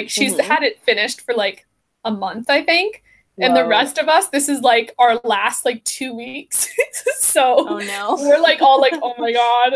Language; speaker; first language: English; native; English